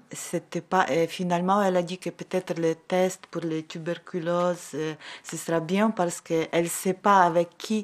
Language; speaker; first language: French; non-native, learner; Ukrainian